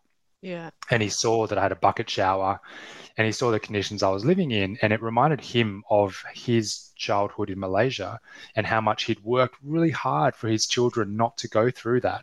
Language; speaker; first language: English; native; English